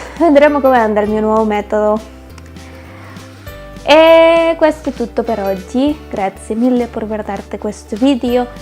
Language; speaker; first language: Italian; non-native, learner; Spanish